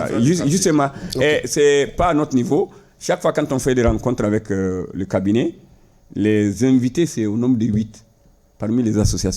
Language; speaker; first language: French; non-native, local second language; Bambara